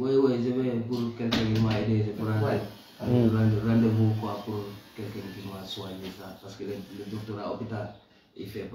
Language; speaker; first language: French; non-native, learner; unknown